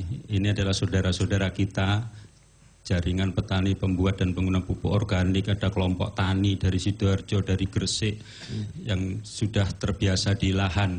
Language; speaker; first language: Indonesian; non-native, local second language; Javanese